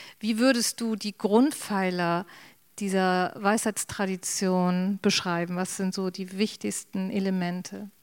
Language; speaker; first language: German; native; German